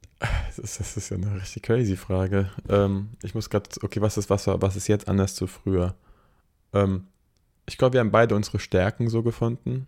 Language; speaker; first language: German; native; German